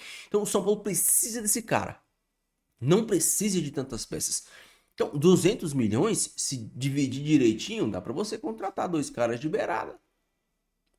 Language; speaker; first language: Portuguese; native; Portuguese